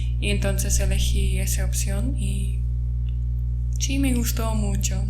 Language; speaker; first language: Spanish; non-native, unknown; German